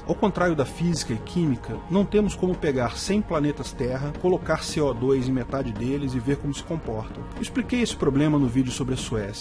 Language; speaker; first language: Portuguese; native; Portuguese